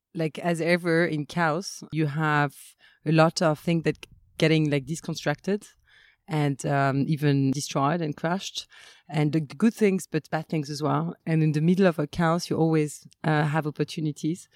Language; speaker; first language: English; non-native, fluent; French